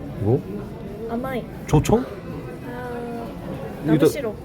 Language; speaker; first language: Korean; non-native, learner; Japanese